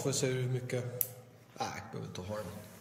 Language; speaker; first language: Swedish; native; Swedish